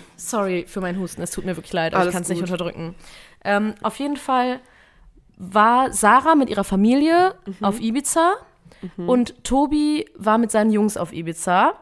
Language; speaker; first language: German; early bilingual, other home language; Vietnamese